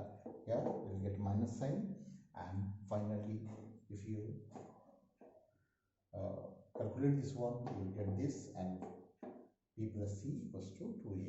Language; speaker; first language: English; non-native, local second language; Hindi